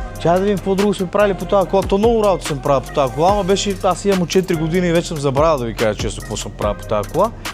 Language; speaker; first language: Bulgarian; native; Bulgarian